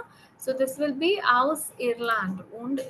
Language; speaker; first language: German; non-native, learner; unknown